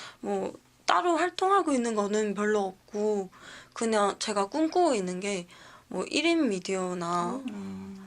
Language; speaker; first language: Korean; native; Korean